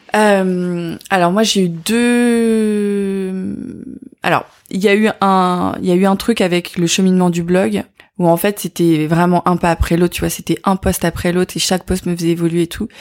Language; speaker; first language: French; native; French